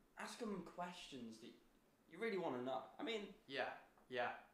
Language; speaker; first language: English; native; English